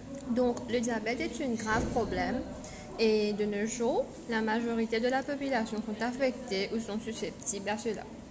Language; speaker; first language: French; non-native, local second language; Morisyen